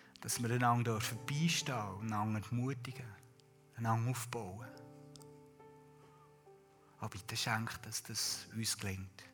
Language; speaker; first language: German; native; German